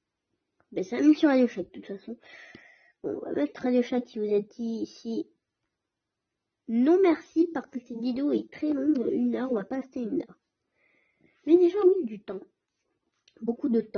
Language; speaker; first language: French; native; French